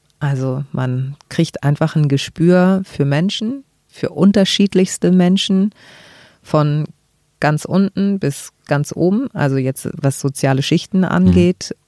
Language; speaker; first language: German; early bilingual, other home language; Greek